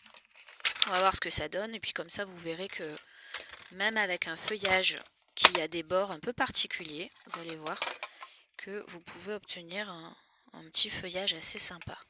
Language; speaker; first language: French; native; French